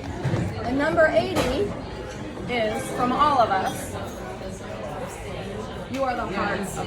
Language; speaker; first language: English; native; English